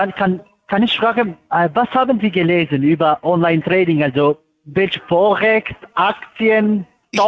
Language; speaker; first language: German; non-native, fluent; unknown